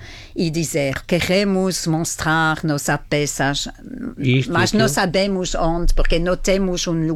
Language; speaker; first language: Portuguese; non-native, fluent; French